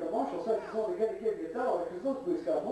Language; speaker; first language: English; native; English